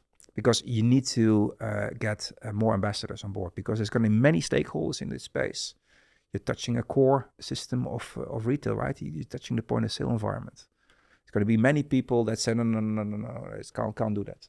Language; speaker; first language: English; non-native, fluent; Dutch